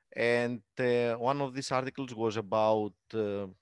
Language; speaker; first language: English; non-native, fluent; Greek